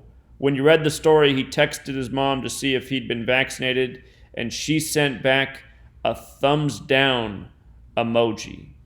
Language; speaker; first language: English; native; English